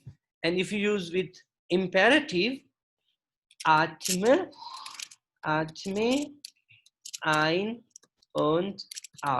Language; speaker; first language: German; non-native, fluent; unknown